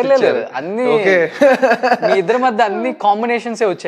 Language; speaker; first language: Telugu; native; Telugu